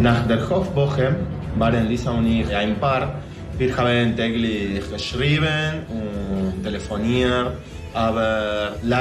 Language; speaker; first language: German; non-native, learner; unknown